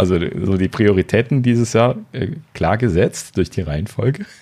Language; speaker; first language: German; native; German